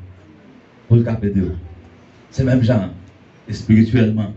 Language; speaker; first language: French; non-native, learner; Haitian Creole